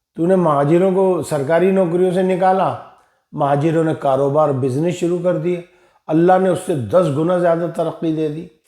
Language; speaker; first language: Urdu; native; Urdu